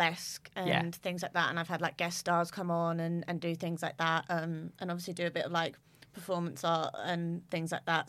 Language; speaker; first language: English; native; English